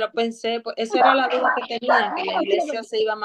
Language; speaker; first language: Spanish; native; Spanish